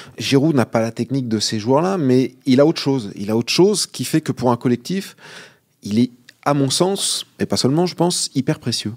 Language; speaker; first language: French; native; French